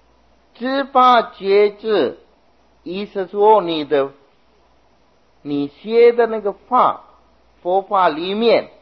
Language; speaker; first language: Chinese; non-native, fluent; Sinhala